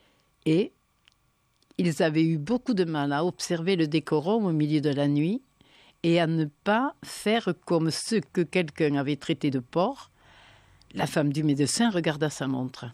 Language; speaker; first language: French; native; French